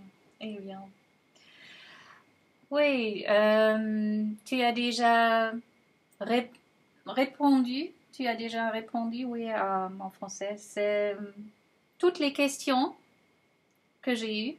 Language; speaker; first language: French; non-native, fluent; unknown